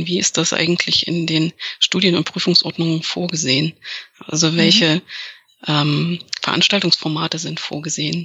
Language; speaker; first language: German; native; German